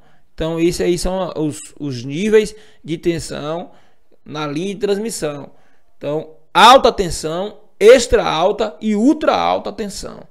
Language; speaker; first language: Portuguese; native; Portuguese